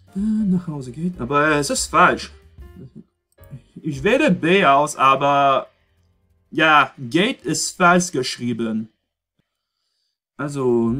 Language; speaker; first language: German; non-native, fluent; French